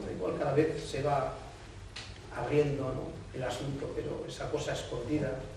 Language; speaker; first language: Spanish; native; Spanish